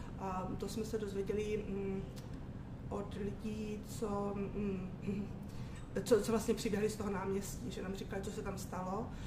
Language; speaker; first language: Czech; native; Czech